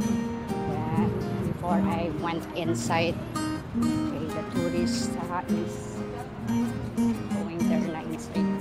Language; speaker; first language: English; non-native, local second language; Filipino